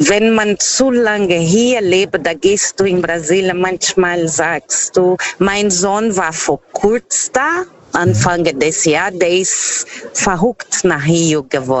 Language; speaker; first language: German; non-native, fluent; Portuguese